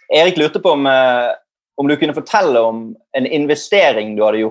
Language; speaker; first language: Norwegian; native; Norwegian